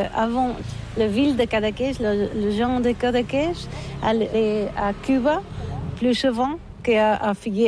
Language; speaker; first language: French; non-native, learner; Catalan